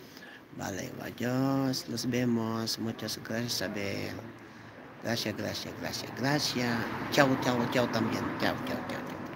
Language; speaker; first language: Spanish; non-native, learner; Iloko